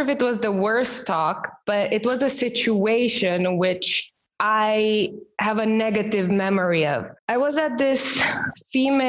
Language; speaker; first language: English; non-native, fluent; Romanian